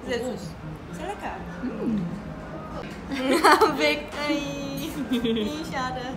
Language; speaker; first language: German; non-native, learner; Korean